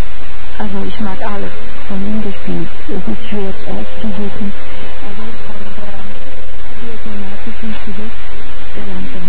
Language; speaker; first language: German; non-native, fluent; Portuguese